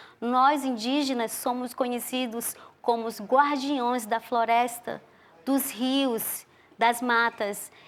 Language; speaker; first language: Portuguese; non-native, local second language; Ticuna